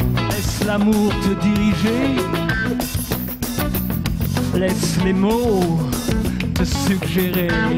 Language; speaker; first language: French; native; French